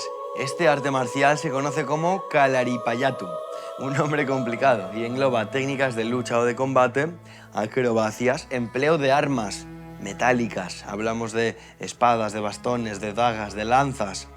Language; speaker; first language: Spanish; native; Spanish